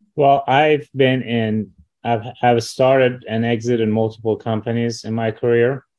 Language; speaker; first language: English; early bilingual, other home language; Persian